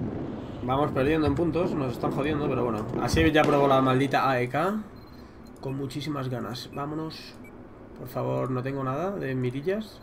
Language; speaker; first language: Spanish; native; Spanish